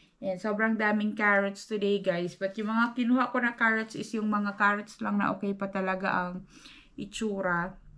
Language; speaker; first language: Filipino; native; Filipino